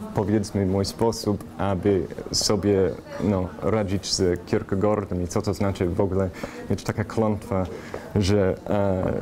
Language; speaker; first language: Polish; non-native, fluent; English